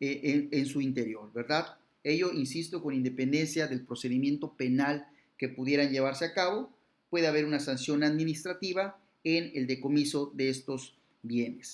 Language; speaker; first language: Spanish; native; Spanish